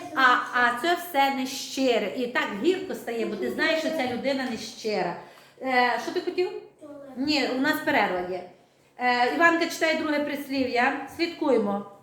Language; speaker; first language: Ukrainian; native; Ukrainian